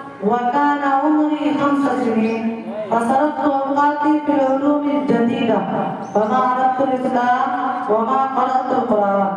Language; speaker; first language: Arabic; non-native, learner; Urdu